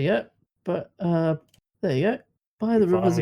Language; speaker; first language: English; native; English